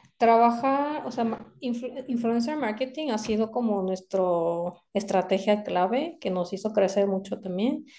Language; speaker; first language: Spanish; non-native, fluent; Korean